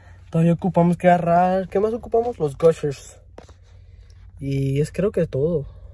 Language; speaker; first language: Spanish; early bilingual, heritage; Spanish